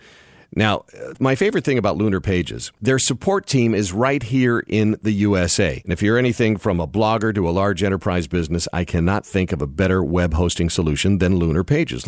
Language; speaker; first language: English; native; English